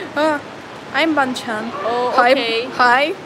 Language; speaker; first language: English; non-native, learner; Russian